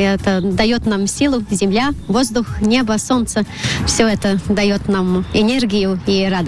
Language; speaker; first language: Russian; non-native, local second language; Latvian